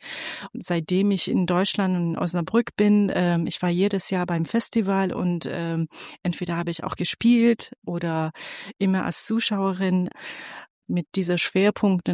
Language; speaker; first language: German; non-native, fluent; Persian